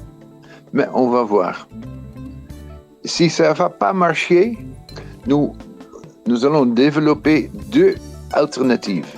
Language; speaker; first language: French; non-native, fluent; Dutch